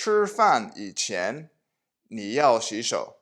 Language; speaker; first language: Chinese; non-native, learner; English